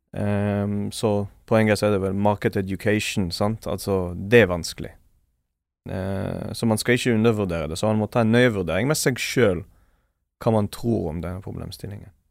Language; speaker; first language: Norwegian; non-native, fluent; Hebrew